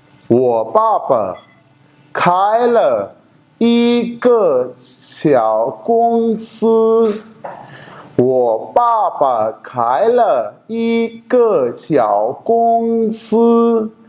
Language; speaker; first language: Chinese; non-native, fluent; Urdu